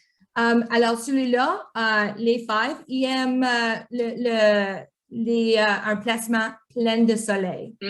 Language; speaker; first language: French; non-native, local second language; English